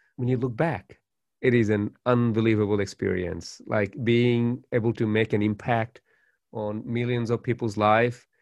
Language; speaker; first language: English; non-native, local second language; Bangla